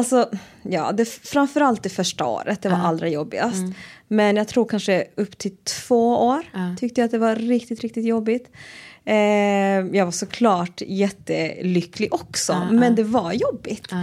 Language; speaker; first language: Swedish; native; Swedish